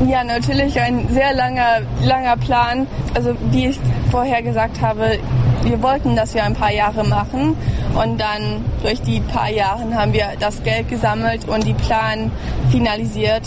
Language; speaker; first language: German; early bilingual, heritage; German